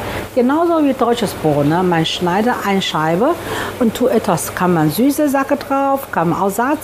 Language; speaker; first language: German; non-native, fluent; Chinese